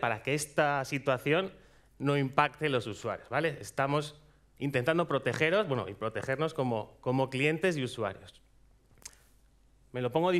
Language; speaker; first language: Spanish; native; Spanish